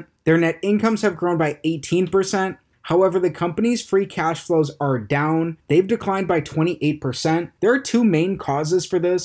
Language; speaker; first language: English; native; English